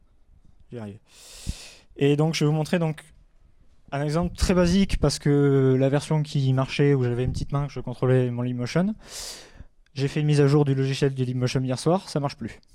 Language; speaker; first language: French; native; French